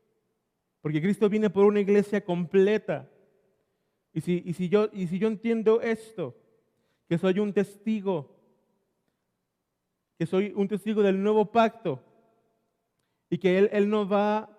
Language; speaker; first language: Spanish; native; Spanish